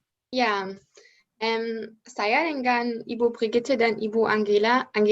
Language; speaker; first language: Indonesian; non-native, learner; German